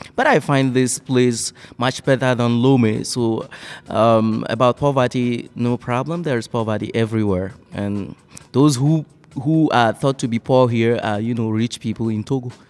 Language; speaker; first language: English; non-native, fluent; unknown